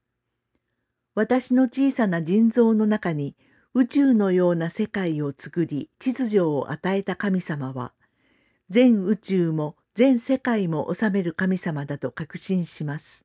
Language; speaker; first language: Japanese; non-native, fluent; Korean